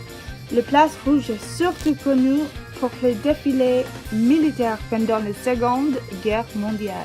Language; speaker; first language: French; non-native, learner; English